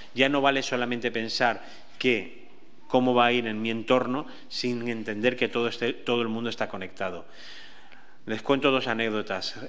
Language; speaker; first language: Spanish; native; Spanish